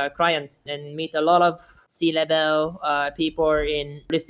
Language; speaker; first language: English; non-native, fluent; Japanese